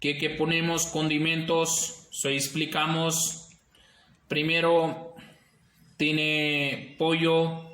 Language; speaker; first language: Spanish; non-native, learner; Urdu